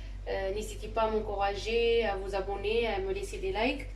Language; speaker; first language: French; non-native, local second language; Arabic